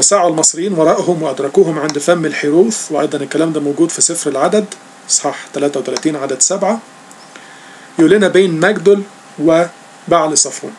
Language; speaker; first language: Arabic; native; Arabic